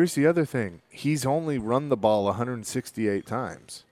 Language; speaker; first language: English; native; English